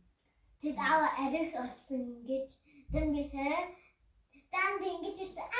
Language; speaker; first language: Mongolian; early bilingual, heritage; Mongolian